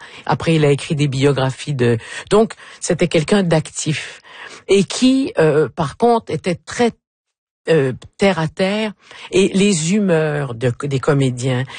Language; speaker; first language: French; native; French